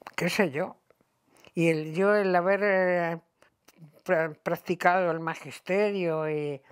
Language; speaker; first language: Spanish; native; Spanish